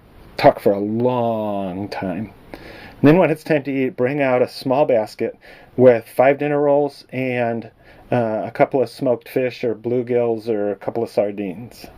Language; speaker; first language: English; native; English